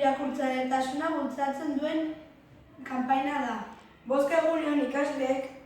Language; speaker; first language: Basque; native; Basque